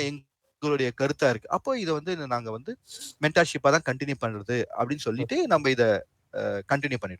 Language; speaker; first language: Tamil; native; Tamil